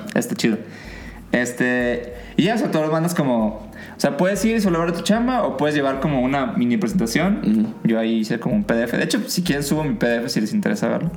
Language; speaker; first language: Spanish; native; Spanish